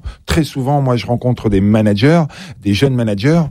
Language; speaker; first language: French; native; French